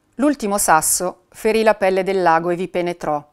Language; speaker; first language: Italian; native; Italian